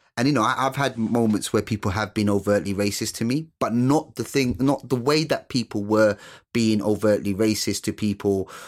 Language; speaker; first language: English; native; English